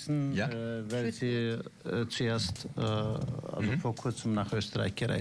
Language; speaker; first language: German; non-native, fluent; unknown